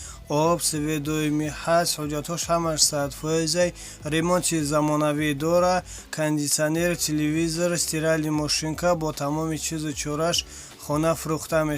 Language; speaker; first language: Tajik; native; Tajik